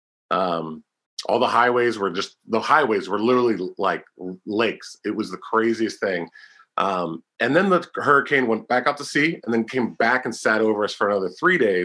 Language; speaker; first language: English; native; English